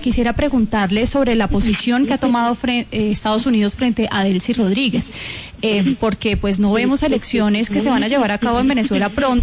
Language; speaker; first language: Spanish; native; Spanish